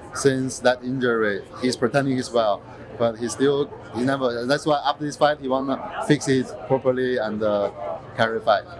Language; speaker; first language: English; non-native, fluent; Chinese